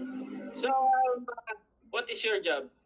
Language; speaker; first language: English; non-native, learner; Filipino